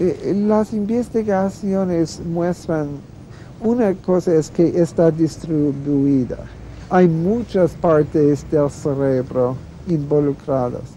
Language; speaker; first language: Spanish; non-native, fluent; English